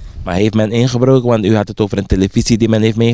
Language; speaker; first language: Dutch; native; Dutch